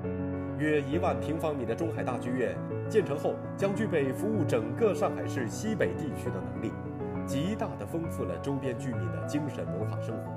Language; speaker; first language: Chinese; native; Chinese